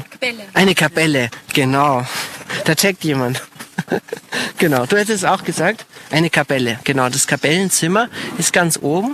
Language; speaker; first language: German; native; German